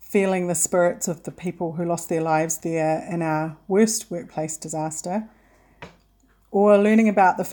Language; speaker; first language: English; native; English